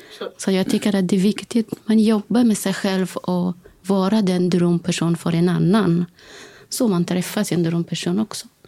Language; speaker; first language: Swedish; non-native, fluent; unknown